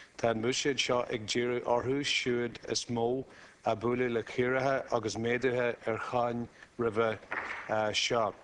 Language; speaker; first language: Irish; non-native, local second language; English